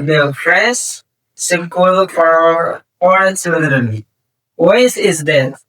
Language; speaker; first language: English; non-native, learner; Indonesian